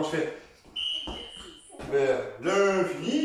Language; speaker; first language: French; native; French